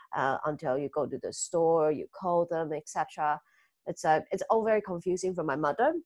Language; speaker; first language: English; early bilingual, other home language; Chinese